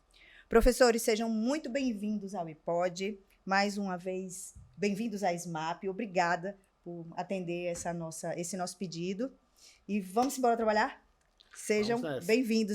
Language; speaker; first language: Portuguese; native; Portuguese